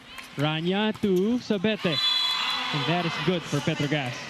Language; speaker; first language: English; non-native, local second language; Filipino